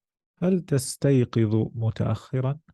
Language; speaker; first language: Arabic; non-native, fluent; English